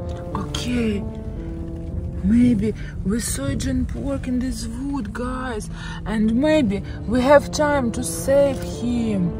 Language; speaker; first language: English; non-native, learner; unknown